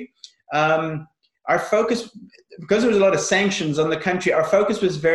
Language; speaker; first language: English; native; English